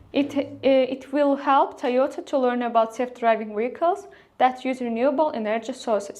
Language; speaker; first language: English; non-native, fluent; Azerbaijani